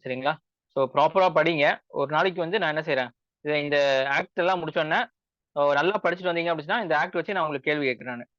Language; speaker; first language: Tamil; native; Tamil